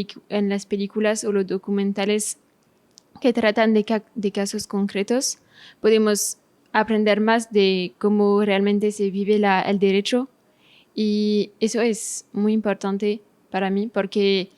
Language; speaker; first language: Spanish; non-native, fluent; French